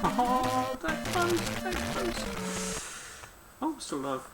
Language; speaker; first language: English; native; English